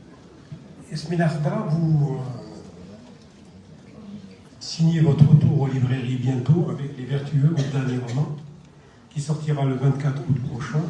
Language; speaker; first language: French; non-native, local second language; Arabic